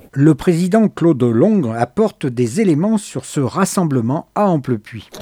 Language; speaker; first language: French; native; French